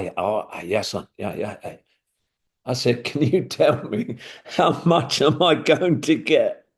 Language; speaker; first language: English; native; English